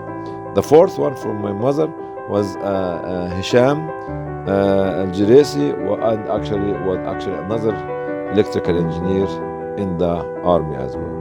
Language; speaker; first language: English; non-native, fluent; Arabic